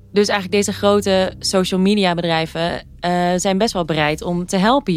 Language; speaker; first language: Dutch; native; Dutch